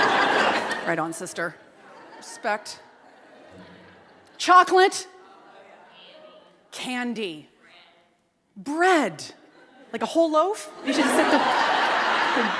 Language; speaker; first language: English; native; English